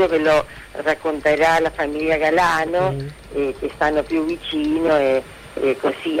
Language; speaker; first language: Italian; native; Italian